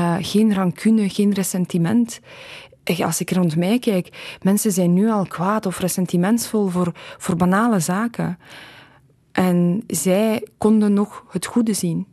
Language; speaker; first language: Dutch; early bilingual, other home language; Polish